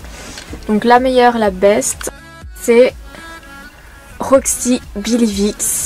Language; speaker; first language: French; native; French